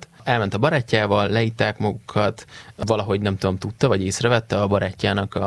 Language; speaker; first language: Hungarian; native; Hungarian